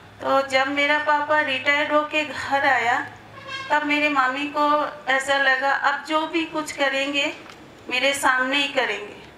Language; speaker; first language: Hindi; non-native, local second language; Bangla